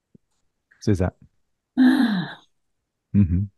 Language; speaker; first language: French; native; French